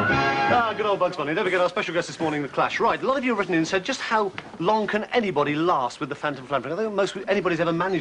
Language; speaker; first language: English; native; English